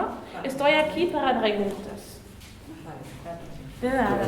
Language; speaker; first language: Spanish; non-native, learner; German